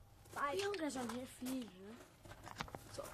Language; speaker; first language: Danish; non-native, local second language; Faroese